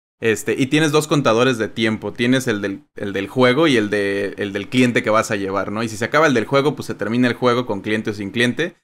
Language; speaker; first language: Spanish; native; Spanish